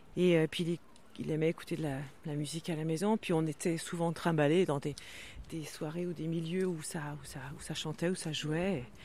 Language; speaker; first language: French; non-native, local second language; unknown